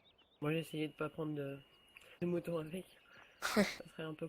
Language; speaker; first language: French; native; French